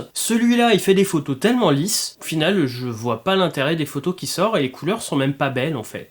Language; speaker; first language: French; native; French